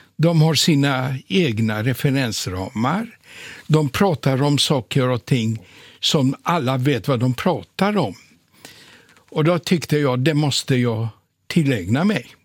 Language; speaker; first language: Swedish; non-native, fluent; Polish